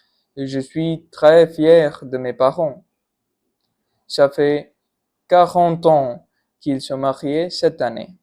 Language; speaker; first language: French; non-native, learner; Punjabi